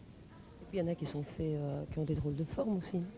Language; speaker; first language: French; native; French